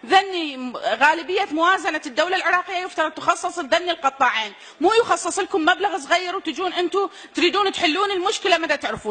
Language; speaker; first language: Arabic; native; Arabic